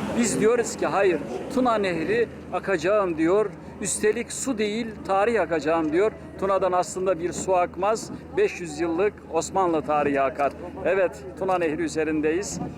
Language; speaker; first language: Turkish; native; Turkish